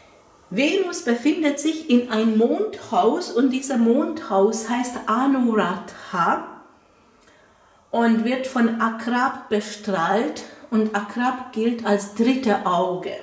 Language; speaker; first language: German; non-native, fluent; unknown